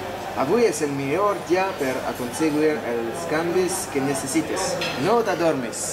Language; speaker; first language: Spanish; non-native, local second language; Catalan